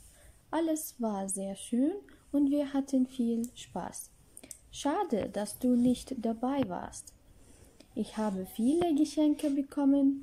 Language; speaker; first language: German; non-native, fluent; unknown